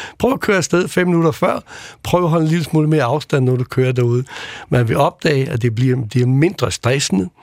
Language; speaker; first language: Danish; early bilingual, other home language; Croatian